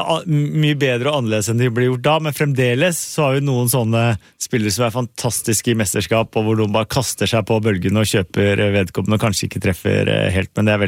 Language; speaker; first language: Norwegian; native; Norwegian